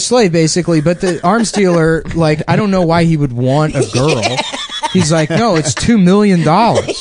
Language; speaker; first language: English; native; English